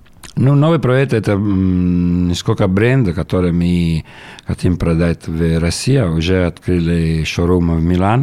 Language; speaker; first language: Russian; non-native, learner; Italian